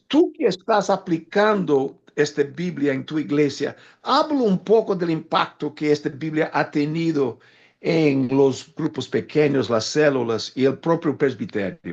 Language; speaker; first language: Spanish; non-native, fluent; English